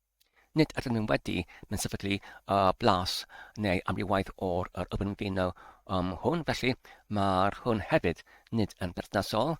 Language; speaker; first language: Welsh; non-native, learner; English